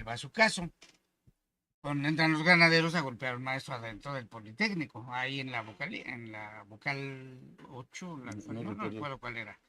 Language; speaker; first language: Spanish; native; Spanish